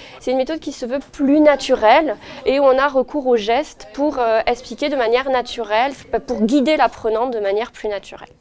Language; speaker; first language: French; native; French